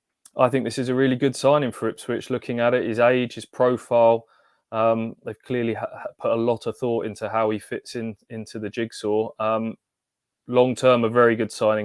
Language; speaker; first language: English; native; English